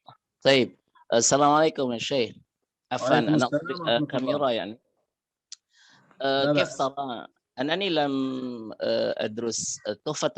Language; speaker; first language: Arabic; non-native, fluent; Indonesian